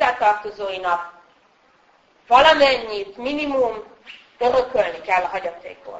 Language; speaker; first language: Hungarian; native; Hungarian